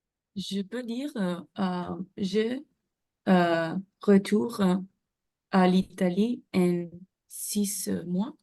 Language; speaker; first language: French; non-native, learner; Italian